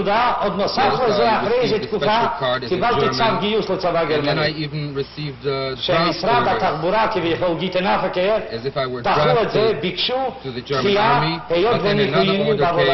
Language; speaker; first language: Hebrew; non-native, fluent; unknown